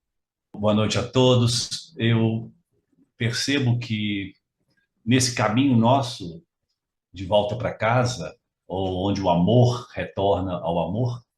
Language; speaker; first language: Portuguese; native; Portuguese